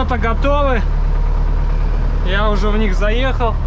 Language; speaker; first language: Russian; native; Russian